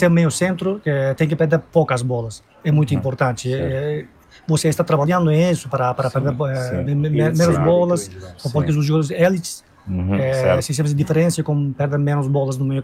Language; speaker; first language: Portuguese; non-native, fluent; Turkish